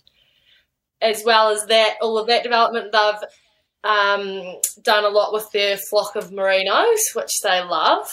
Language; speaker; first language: English; native; English